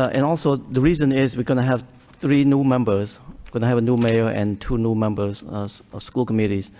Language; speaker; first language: English; early bilingual, other home language; Khmer